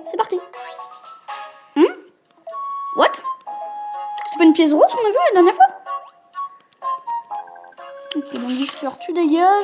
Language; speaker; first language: French; native; French